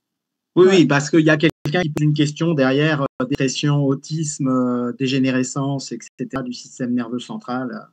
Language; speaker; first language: French; native; French